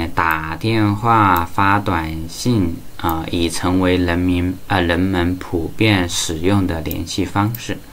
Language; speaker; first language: Chinese; native; Chinese